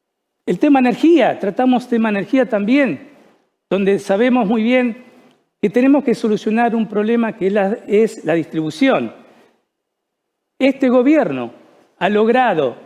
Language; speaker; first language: Spanish; native; Spanish